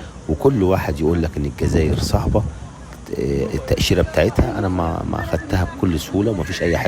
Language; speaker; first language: Arabic; native; Arabic